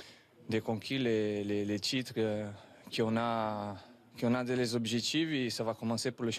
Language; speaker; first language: French; non-native, fluent; Portuguese